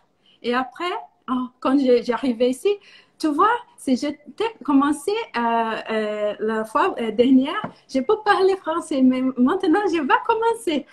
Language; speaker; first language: French; non-native, learner; Portuguese